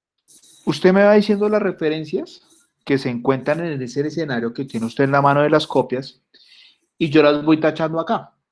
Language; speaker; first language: Spanish; native; Spanish